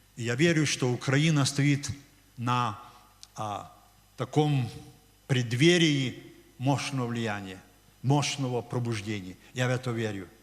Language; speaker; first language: Russian; non-native, local second language; Ukrainian